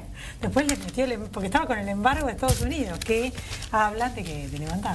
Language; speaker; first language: Spanish; native; Spanish